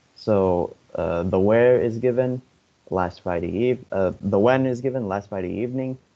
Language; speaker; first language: English; non-native, fluent; Lithuanian